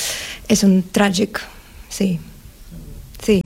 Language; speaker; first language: Catalan; non-native, learner; Russian